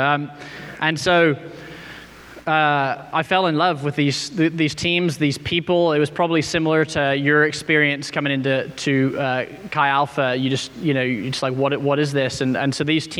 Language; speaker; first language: English; native; English